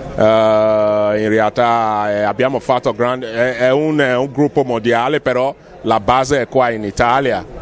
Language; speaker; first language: Italian; non-native, fluent; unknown